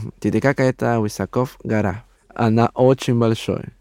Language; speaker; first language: Russian; non-native, learner; Spanish